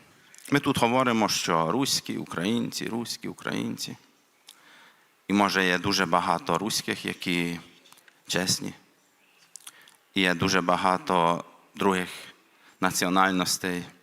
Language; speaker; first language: Ukrainian; non-native, local second language; Hungarian